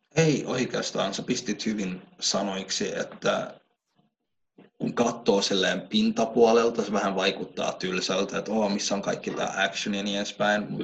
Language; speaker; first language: Finnish; early bilingual, other home language; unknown